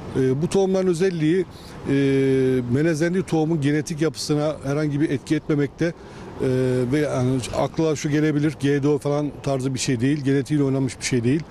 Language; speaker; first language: Turkish; native; Turkish